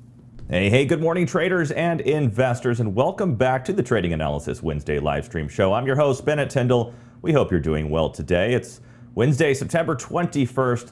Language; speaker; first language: English; native; English